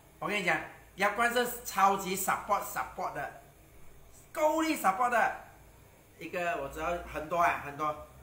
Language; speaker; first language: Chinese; native; Chinese